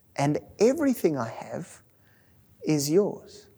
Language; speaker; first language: English; non-native, local second language; Afrikaans